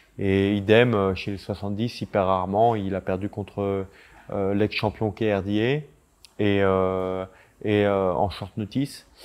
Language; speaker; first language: French; native; French